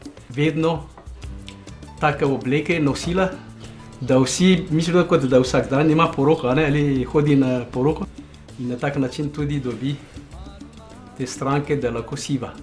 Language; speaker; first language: Slovenian; non-native, learner; Malagasy